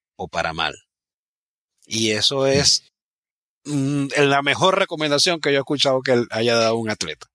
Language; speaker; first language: Spanish; native; Spanish